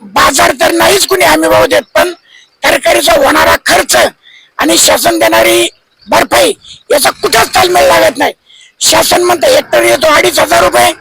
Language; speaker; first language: Marathi; native; Marathi